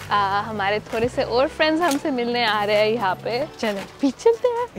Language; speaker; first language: Hindi; early bilingual, heritage; Hindi